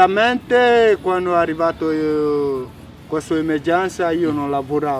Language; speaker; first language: Italian; non-native, fluent; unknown